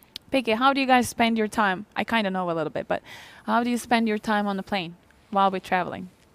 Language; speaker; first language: English; non-native, fluent; Turkish